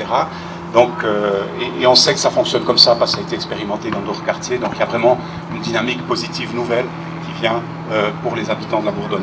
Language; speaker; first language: French; native; French